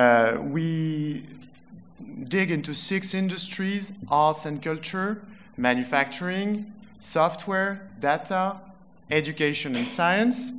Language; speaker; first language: English; non-native, fluent; French